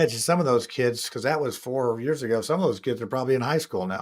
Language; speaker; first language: English; native; English